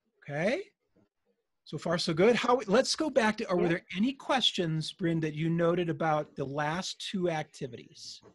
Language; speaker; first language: English; native; English